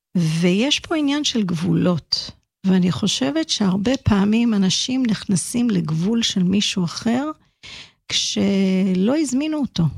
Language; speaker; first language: Hebrew; early bilingual, other home language; English